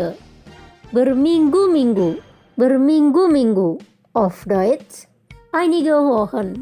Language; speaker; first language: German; non-native, fluent; Indonesian